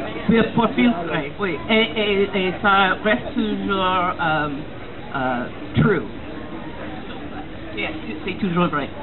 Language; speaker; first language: French; non-native, learner; English